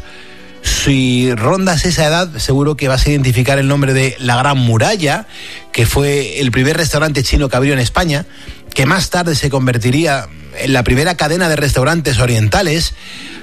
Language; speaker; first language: Spanish; native; Spanish